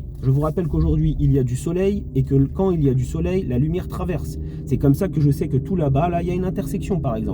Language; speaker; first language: French; native; French